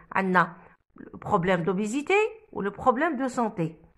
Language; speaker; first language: French; non-native, local second language; Arabic